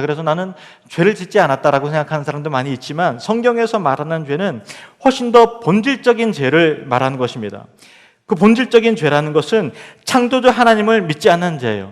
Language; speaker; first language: Korean; native; Korean